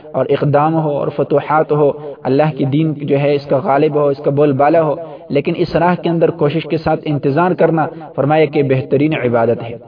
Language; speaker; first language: Urdu; non-native, local second language; Pashto